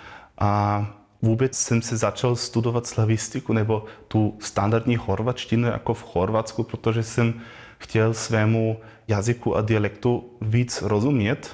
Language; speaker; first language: Czech; non-native, fluent; Croatian